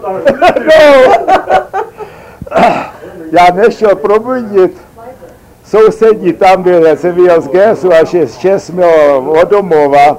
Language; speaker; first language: Czech; early bilingual, heritage; Czech